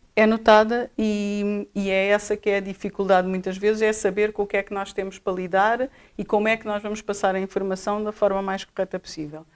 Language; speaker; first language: Portuguese; native; Portuguese